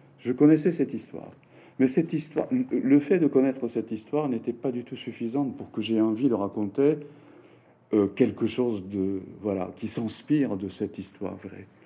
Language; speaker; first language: French; non-native, fluent; Japanese